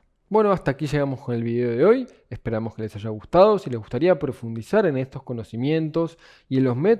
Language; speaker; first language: Spanish; native; Spanish